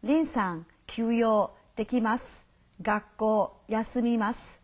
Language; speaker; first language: Japanese; non-native, fluent; Chinese